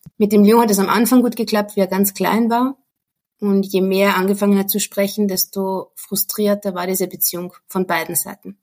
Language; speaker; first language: German; native; German